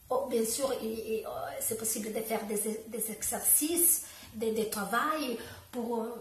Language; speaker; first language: French; non-native, learner; Italian